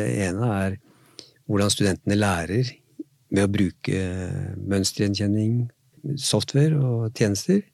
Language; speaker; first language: Norwegian; native; Norwegian